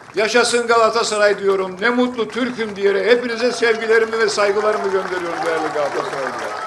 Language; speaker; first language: Turkish; native; Turkish